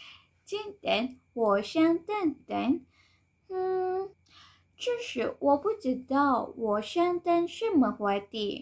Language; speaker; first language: Chinese; non-native, learner; Malay